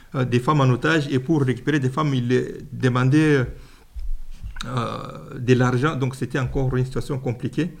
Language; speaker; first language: French; non-native, local second language; Luba-Lulua